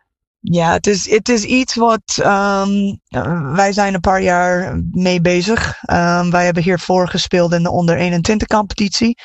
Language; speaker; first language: Dutch; non-native, fluent; English